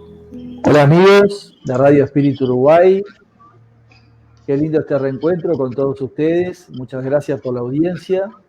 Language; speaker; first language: Spanish; native; Spanish